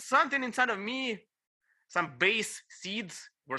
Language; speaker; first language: English; non-native, fluent; Ukrainian